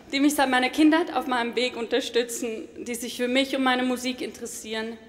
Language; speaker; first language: German; native; German